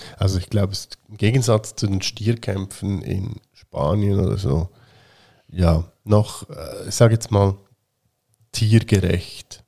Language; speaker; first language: German; native; German